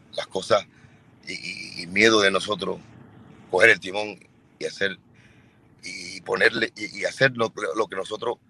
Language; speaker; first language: Spanish; early bilingual, other home language; English